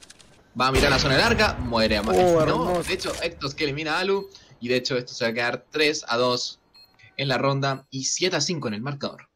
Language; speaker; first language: Spanish; native; Spanish